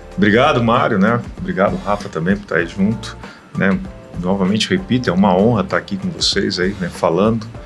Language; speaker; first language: Portuguese; native; Portuguese